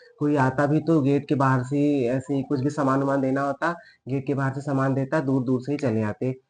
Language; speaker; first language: Hindi; native; Hindi